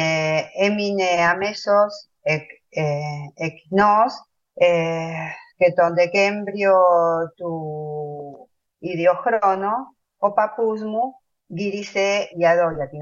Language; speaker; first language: Greek; early bilingual, heritage; Spanish